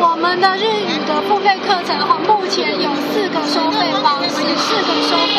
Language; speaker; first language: Chinese; native; Chinese